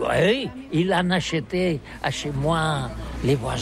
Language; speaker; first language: French; non-native, learner; Catalan